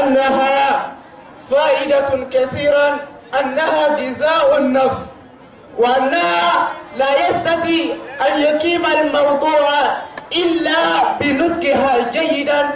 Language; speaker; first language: Arabic; non-native, learner; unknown